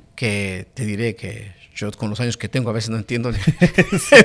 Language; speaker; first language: Spanish; native; Spanish